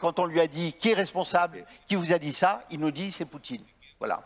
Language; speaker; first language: French; native; French